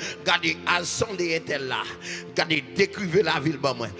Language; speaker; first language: French; native; French